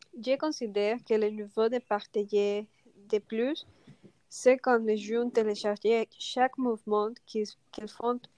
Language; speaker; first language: French; non-native, learner; Spanish